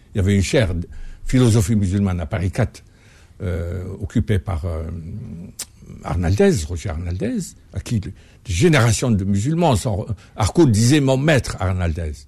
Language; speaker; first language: French; non-native, local second language; Arabic